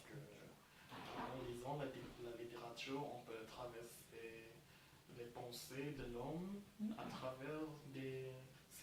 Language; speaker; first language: French; non-native, fluent; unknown